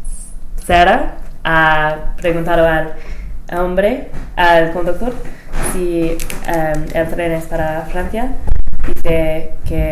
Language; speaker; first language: Spanish; non-native, learner; English